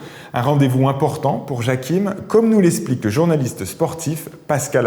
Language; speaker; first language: French; native; French